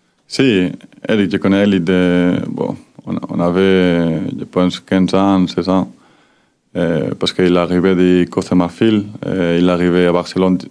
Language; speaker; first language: French; non-native, learner; Spanish